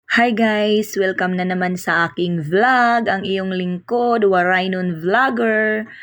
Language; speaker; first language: Filipino; non-native, local second language; Waray